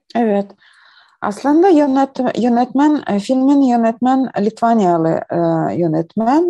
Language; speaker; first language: Turkish; non-native, learner; Ukrainian